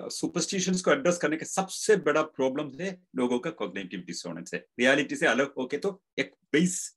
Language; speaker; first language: Hindi; non-native, local second language; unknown